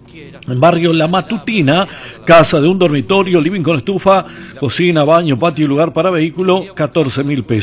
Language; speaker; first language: Spanish; native; Spanish